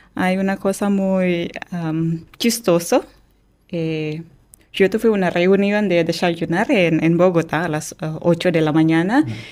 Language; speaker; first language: Spanish; non-native, fluent; Indonesian